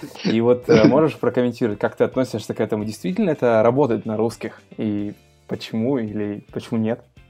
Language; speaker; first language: Russian; native; Russian